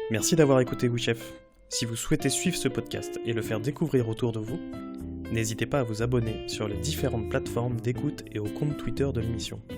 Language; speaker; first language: French; native; French